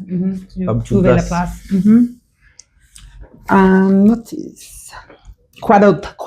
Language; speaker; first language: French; non-native, learner; English